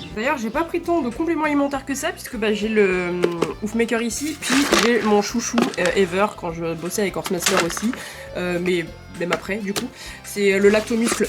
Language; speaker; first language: French; native; French